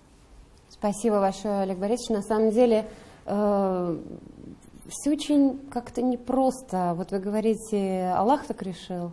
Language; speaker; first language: Russian; native; Russian